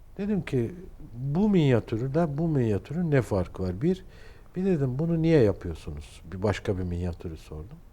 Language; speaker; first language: Turkish; native; Turkish